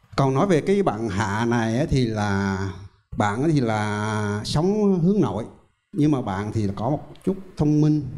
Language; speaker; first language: Vietnamese; native; Vietnamese